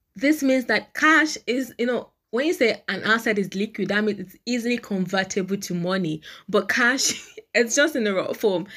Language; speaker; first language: English; non-native, local second language; Yoruba